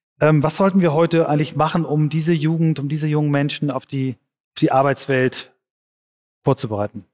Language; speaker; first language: German; native; German